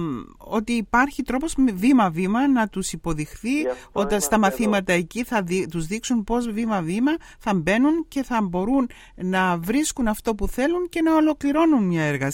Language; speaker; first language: Greek; native; Greek